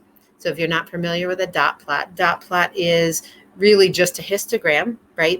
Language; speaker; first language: English; native; English